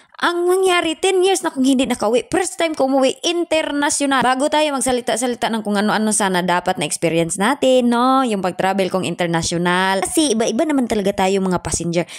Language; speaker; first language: Filipino; non-native, local second language; Cebuano